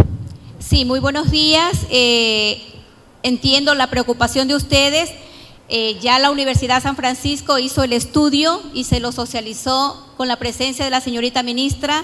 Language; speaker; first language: Spanish; native; Spanish